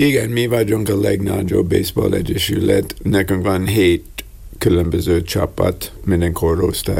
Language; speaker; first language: Hungarian; non-native, learner; English